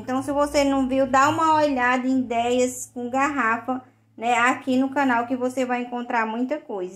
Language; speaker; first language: Portuguese; native; Portuguese